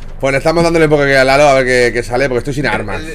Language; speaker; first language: Spanish; native; Spanish